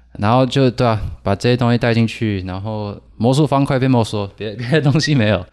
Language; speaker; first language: Chinese; early bilingual, heritage; Chinese